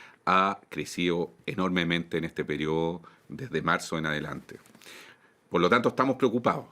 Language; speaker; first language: Spanish; native; Spanish